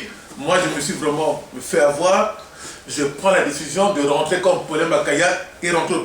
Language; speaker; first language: French; non-native, local second language; Lingala